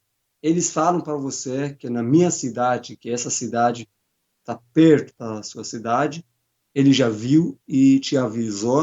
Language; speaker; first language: Portuguese; non-native, fluent; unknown